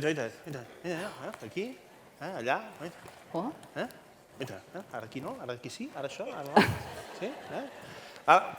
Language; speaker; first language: Catalan; native; Catalan